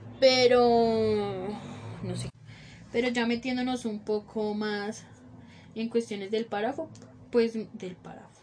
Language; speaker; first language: Spanish; native; Spanish